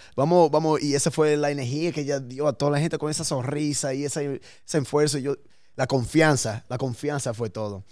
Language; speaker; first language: Spanish; early bilingual, heritage; Spanish